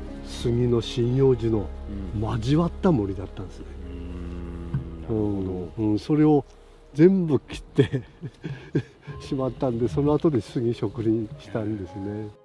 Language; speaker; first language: Japanese; native; Japanese